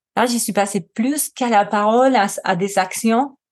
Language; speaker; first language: French; non-native, fluent; Spanish